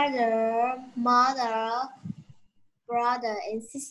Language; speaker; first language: English; non-native, learner; Vietnamese